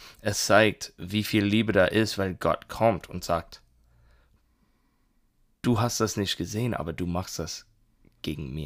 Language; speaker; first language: German; non-native, learner; English